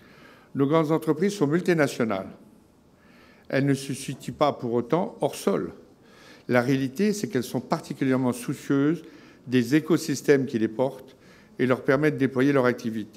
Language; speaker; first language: French; native; French